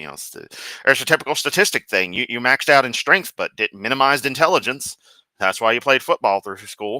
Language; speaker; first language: English; native; English